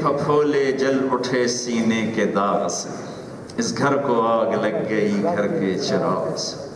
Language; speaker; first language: Urdu; non-native, local second language; Punjabi